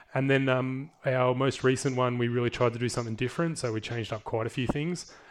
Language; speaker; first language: English; native; English